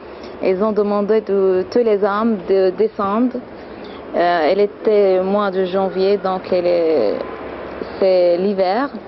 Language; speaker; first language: French; non-native, fluent; Arabic